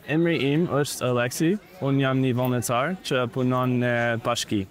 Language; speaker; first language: Albanian; non-native, learner; English